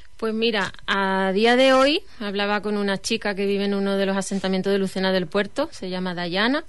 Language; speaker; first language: Spanish; native; Spanish